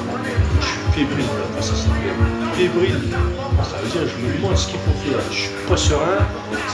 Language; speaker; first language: French; native; French